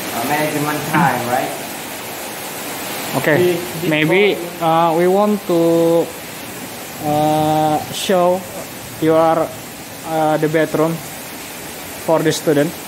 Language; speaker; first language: English; non-native, learner; Indonesian